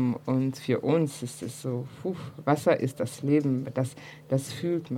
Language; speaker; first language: German; early bilingual, other home language; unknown